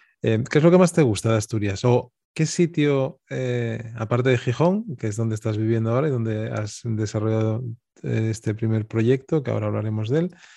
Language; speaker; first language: Spanish; native; Spanish